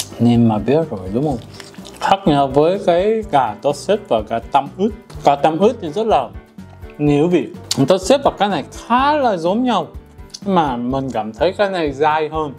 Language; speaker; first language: Vietnamese; non-native, fluent; Korean